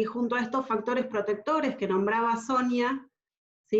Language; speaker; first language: Spanish; native; Spanish